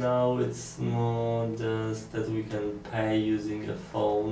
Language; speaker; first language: English; non-native, learner; Polish